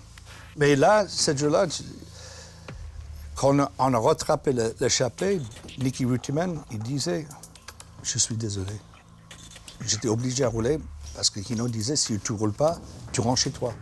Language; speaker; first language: French; non-native, fluent; English